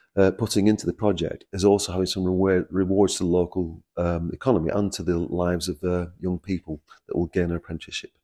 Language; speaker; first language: English; native; English